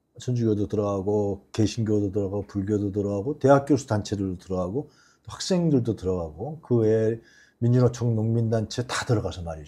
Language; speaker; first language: Korean; native; Korean